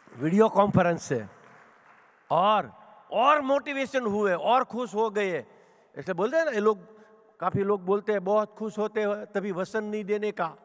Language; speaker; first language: Hindi; non-native, local second language; Gujarati